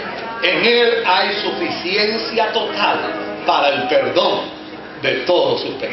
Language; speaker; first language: Spanish; native; Spanish